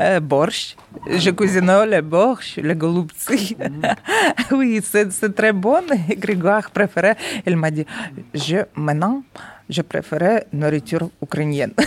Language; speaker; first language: French; non-native, learner; Ukrainian